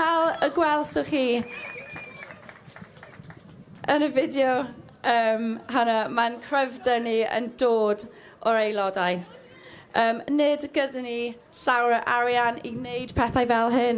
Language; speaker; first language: Welsh; non-native, learner; English